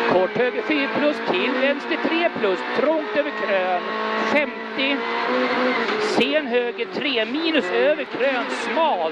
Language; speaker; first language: Swedish; native; Swedish